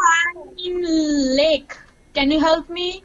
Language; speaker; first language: English; non-native, learner; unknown